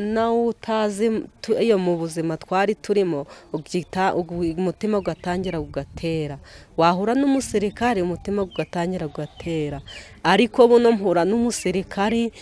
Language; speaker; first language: Kinyarwanda; native; Kinyarwanda